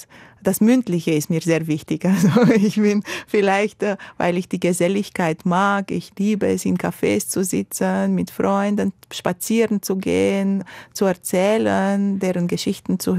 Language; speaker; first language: German; non-native, local second language; Romanian